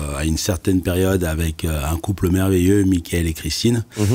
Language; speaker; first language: French; native; French